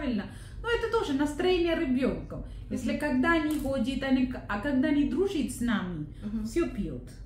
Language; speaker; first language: Russian; non-native, learner; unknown